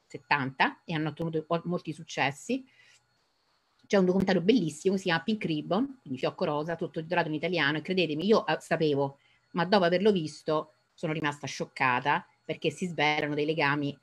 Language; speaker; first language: Italian; native; Italian